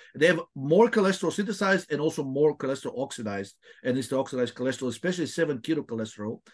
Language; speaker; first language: English; non-native, fluent; Bulgarian